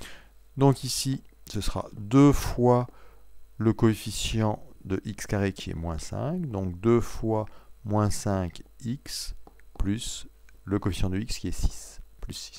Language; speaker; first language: French; native; French